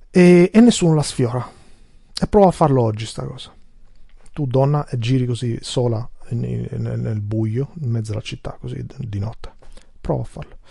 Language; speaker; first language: Italian; early bilingual, other home language; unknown